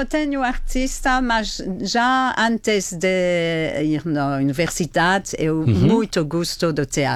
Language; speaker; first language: Portuguese; non-native, learner; French